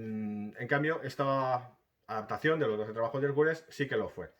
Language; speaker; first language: Spanish; native; Spanish